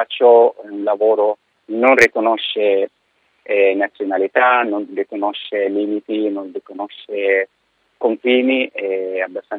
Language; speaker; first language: Italian; non-native, fluent; Arabic